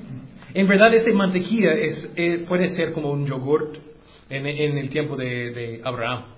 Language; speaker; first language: Spanish; non-native, learner; English